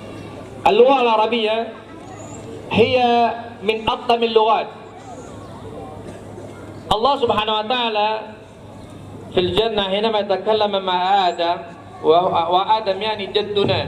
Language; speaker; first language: Arabic; non-native, learner; Indonesian